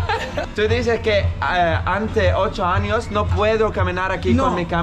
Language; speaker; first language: Spanish; non-native, learner; Arabic